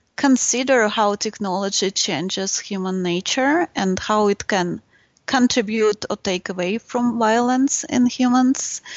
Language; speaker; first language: English; non-native, fluent; Russian